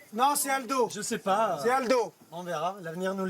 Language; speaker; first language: French; native; French